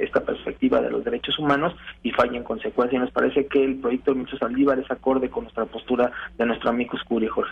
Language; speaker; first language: Spanish; native; Spanish